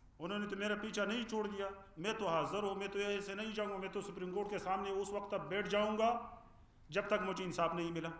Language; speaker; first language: Urdu; non-native, fluent; Pashto